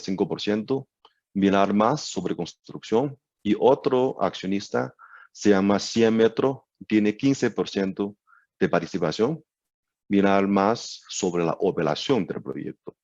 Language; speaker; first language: Spanish; non-native, learner; Chinese